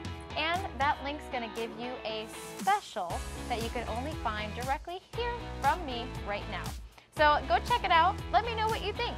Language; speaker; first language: English; native; English